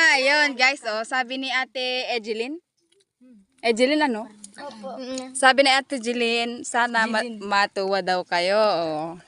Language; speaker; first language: Filipino; non-native, local second language; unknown